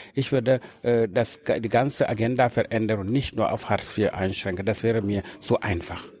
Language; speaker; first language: German; non-native, fluent; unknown